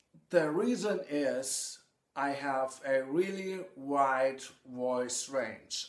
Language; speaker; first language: English; non-native, fluent; German